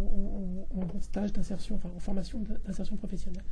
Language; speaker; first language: French; native; French